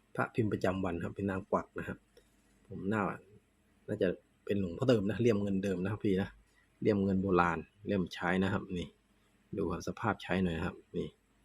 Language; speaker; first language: Thai; non-native, local second language; Northeastern Thai